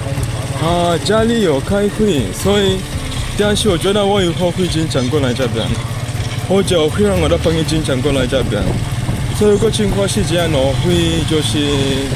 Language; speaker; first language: Chinese; non-native, fluent; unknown